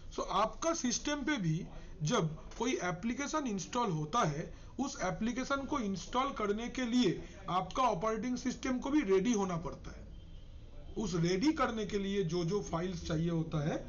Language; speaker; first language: Hindi; non-native, local second language; Bangla